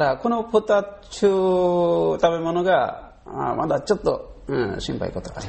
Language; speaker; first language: Japanese; non-native, learner; Bangla